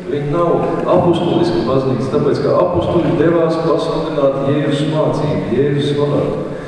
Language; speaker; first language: Latvian; native; Latvian